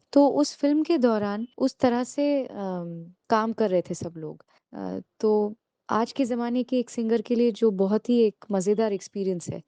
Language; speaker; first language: Hindi; non-native, local second language; Bangla